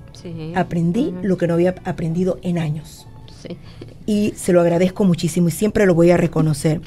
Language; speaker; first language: Spanish; native; Spanish